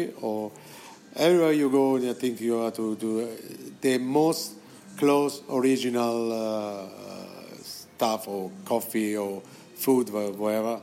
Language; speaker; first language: English; non-native, fluent; Italian